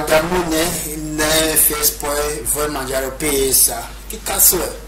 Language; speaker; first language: Italian; non-native, learner; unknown